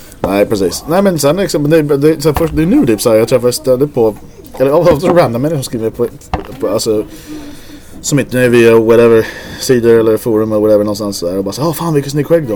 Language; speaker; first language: Swedish; native; Swedish